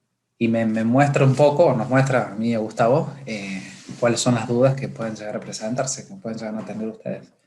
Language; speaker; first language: Spanish; native; Spanish